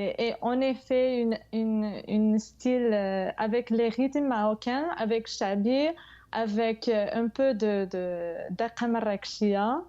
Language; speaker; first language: French; non-native, fluent; English